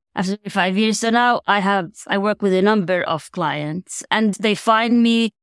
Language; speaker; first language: English; non-native, fluent; Arabic